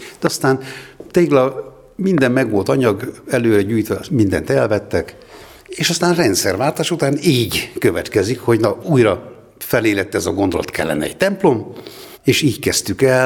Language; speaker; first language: Hungarian; native; Hungarian